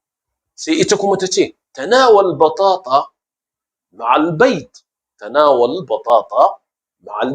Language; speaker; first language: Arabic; non-native, fluent; Hausa